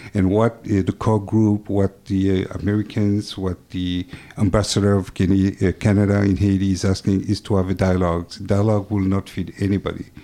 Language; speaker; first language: English; non-native, fluent; French